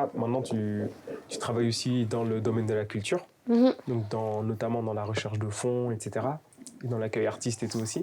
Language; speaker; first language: French; native; French